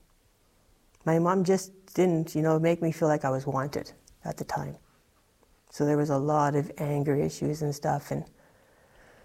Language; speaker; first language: English; native; English